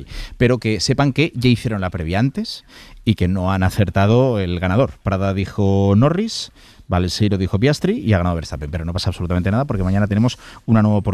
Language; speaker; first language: Spanish; native; Spanish